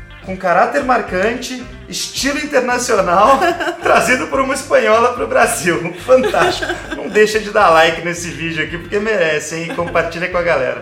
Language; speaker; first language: Portuguese; native; Portuguese